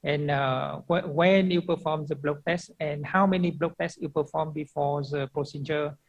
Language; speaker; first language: English; non-native, fluent; Vietnamese